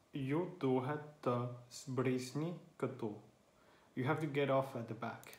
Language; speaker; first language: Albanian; non-native, learner; Finnish